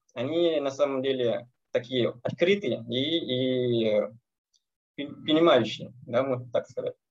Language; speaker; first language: Russian; non-native, learner; Malay